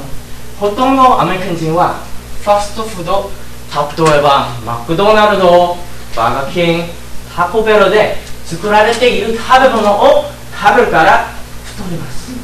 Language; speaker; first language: Japanese; non-native, learner; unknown